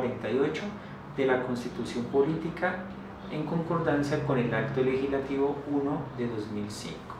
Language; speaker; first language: Spanish; native; Spanish